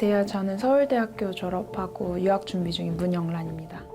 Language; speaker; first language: Korean; native; Korean